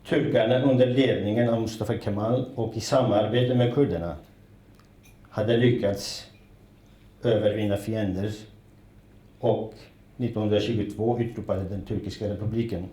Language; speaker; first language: Swedish; non-native, fluent; Kurdish